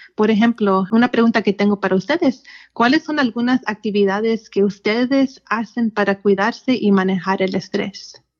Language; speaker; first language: Spanish; early bilingual, heritage; Spanish